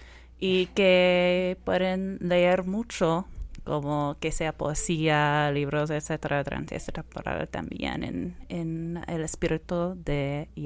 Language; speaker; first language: Spanish; non-native, fluent; English